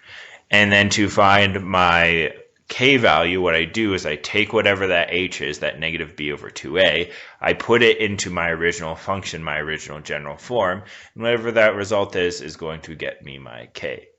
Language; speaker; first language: English; native; English